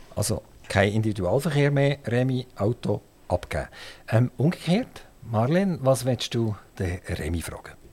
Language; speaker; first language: German; native; German